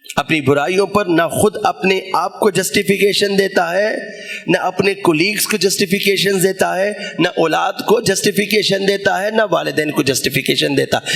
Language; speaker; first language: Urdu; non-native, local second language; Punjabi